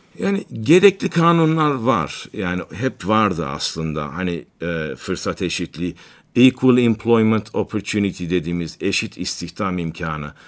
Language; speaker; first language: Turkish; native; Turkish